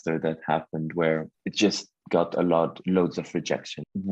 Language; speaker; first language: English; non-native, fluent; Arabic